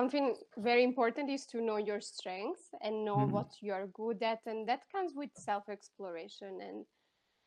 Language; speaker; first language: English; non-native, fluent; Italian